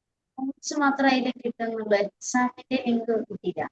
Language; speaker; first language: Malayalam; native; Malayalam